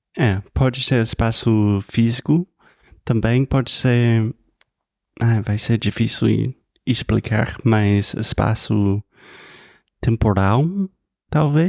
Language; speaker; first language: Portuguese; non-native, fluent; English